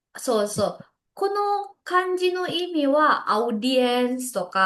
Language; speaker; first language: Japanese; non-native, learner; Indonesian